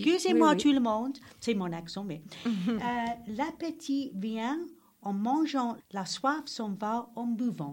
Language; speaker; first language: French; non-native, learner; English